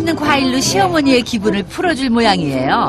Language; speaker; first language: Korean; native; Korean